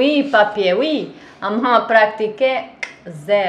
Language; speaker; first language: French; non-native, learner; Albanian